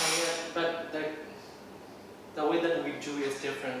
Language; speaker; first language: English; non-native, learner; Burmese